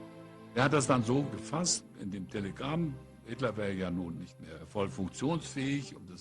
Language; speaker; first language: German; native; German